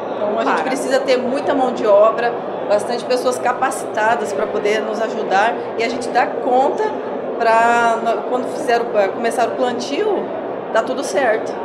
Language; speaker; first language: Portuguese; native; Portuguese